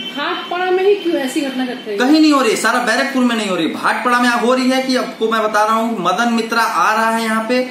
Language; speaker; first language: Hindi; native; Hindi